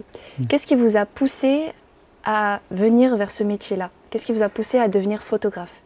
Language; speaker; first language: French; native; French